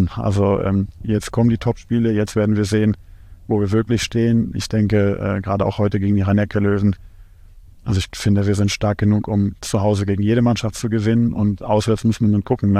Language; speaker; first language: German; native; German